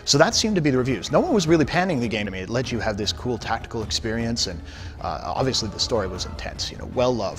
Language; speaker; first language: English; native; English